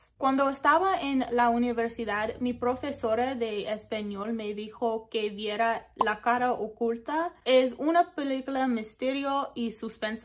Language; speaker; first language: Spanish; non-native, learner; English